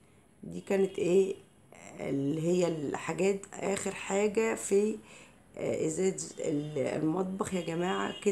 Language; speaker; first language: Arabic; native; Arabic